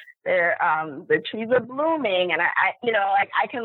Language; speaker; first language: English; non-native, local second language; Yoruba